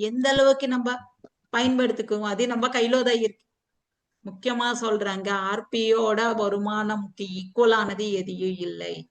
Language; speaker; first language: Tamil; non-native, fluent; Telugu